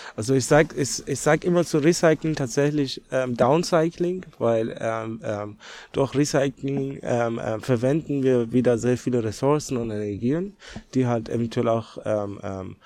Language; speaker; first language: German; non-native, fluent; Persian